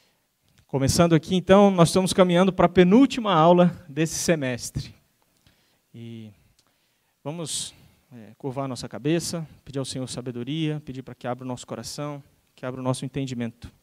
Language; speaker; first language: Portuguese; native; Portuguese